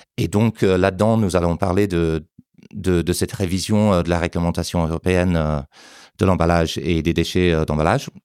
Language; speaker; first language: French; non-native, fluent; English